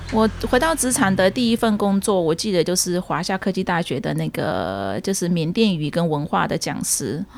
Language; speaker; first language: Chinese; early bilingual, heritage; Chinese